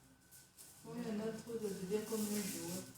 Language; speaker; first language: French; native; French